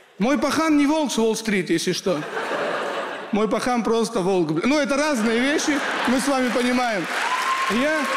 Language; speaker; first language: Russian; early bilingual, other home language; Kurdish